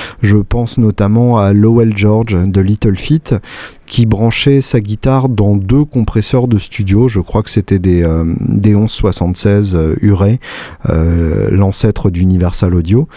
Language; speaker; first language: French; native; French